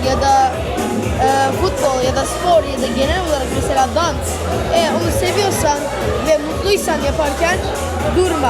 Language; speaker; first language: Turkish; early bilingual, heritage; Turkish